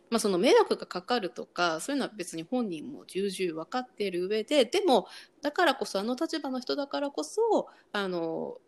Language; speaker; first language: Japanese; native; Japanese